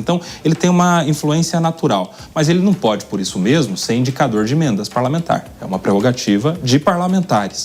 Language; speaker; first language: Portuguese; native; Portuguese